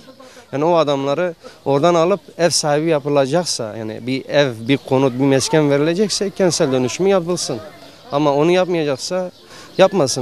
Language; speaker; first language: Turkish; native; Turkish